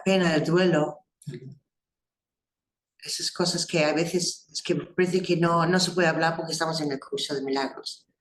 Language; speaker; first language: Spanish; non-native, fluent; English